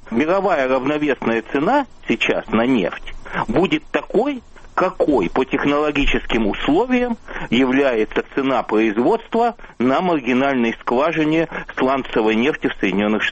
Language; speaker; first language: Russian; native; Russian